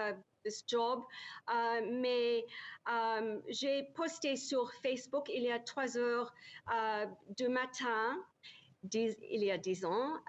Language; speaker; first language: French; non-native, learner; English